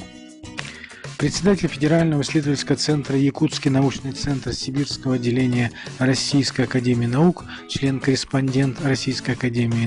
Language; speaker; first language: Russian; native; Russian